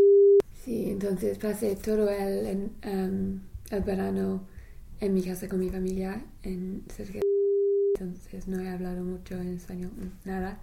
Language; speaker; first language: Spanish; non-native, fluent; English